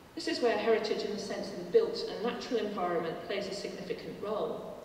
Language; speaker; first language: English; native; English